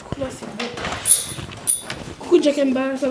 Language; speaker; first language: French; native; French